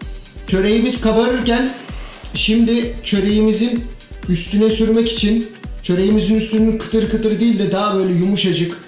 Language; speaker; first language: Turkish; native; Turkish